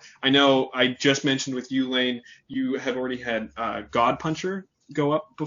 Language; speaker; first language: English; native; English